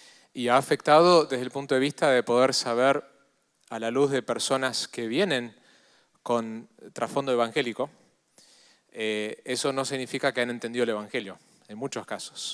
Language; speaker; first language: Spanish; native; Spanish